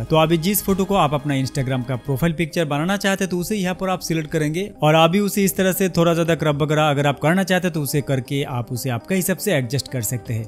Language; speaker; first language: Hindi; non-native, local second language; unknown